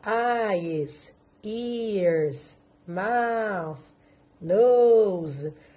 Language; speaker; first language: English; non-native, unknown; Portuguese